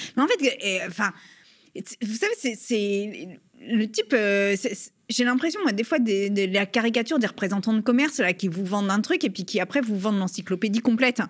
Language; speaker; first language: French; native; French